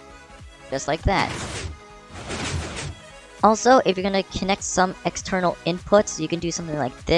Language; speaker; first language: English; native; English